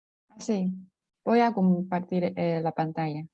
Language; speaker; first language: Spanish; non-native, fluent; Chinese